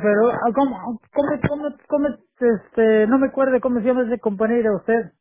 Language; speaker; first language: Spanish; non-native, local second language; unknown